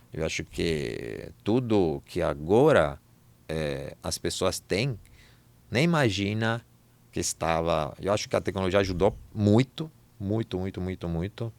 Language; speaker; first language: Portuguese; non-native, fluent; Italian